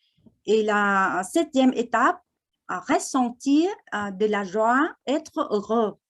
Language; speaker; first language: French; non-native, fluent; Vietnamese